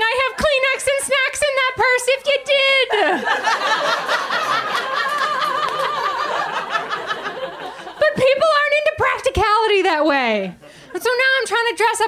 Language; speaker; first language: English; native; English